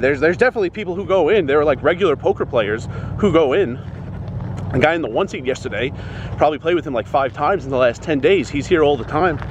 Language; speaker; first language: English; native; English